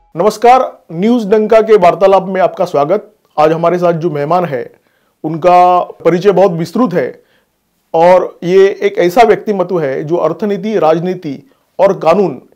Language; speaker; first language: Hindi; non-native, local second language; Marathi